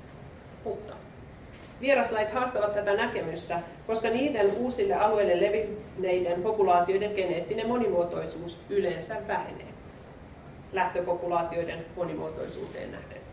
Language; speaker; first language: Finnish; native; Finnish